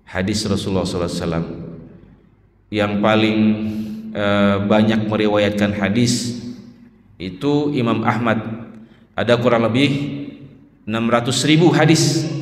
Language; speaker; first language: Indonesian; native; Indonesian